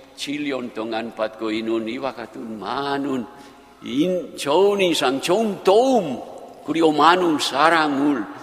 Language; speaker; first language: Korean; non-native, fluent; Japanese